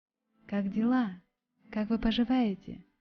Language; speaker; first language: Russian; non-native, local second language; Kyrgyz